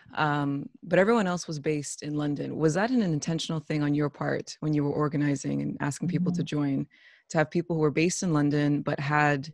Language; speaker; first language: English; native; English